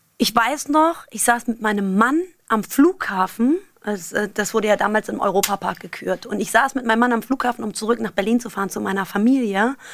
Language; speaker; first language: German; early bilingual, other home language; Persian